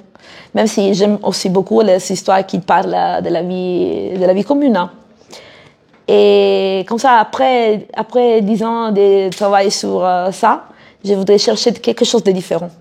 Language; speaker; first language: French; non-native, fluent; Italian